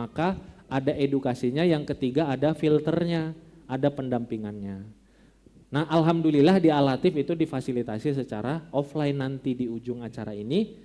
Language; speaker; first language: Indonesian; non-native, local second language; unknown